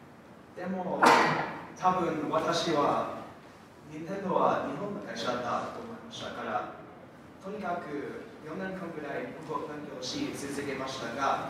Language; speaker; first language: Japanese; non-native, learner; English